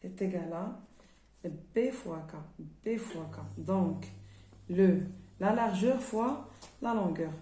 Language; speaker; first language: French; non-native, local second language; Arabic